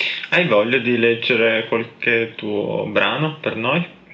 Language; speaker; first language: Italian; native; Italian